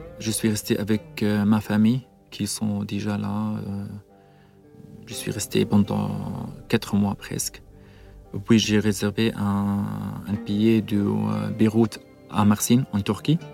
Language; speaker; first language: French; non-native, learner; Arabic